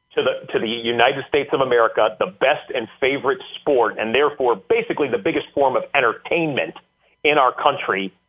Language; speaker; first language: English; native; English